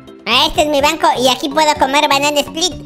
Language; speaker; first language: Spanish; native; Spanish